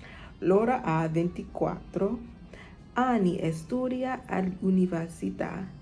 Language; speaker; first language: Italian; non-native, learner; English